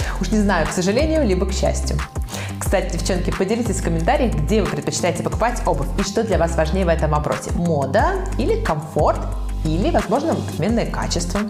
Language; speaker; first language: Russian; native; Russian